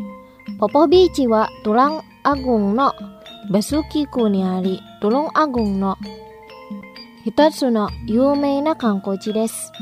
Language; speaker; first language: Japanese; non-native, fluent; Indonesian